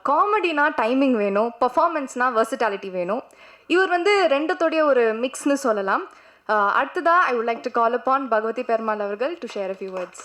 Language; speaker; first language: Tamil; native; Tamil